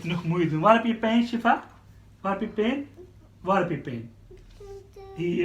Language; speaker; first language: Dutch; non-native, learner; Urdu